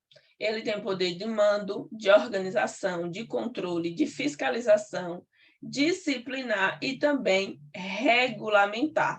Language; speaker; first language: Portuguese; native; Portuguese